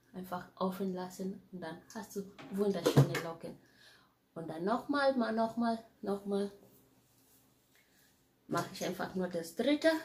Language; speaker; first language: German; non-native, fluent; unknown